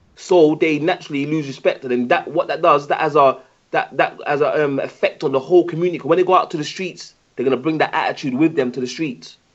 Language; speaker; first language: English; native; English